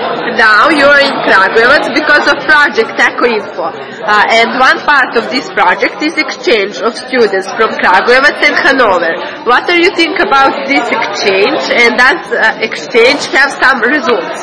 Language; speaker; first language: English; non-native, learner; Serbian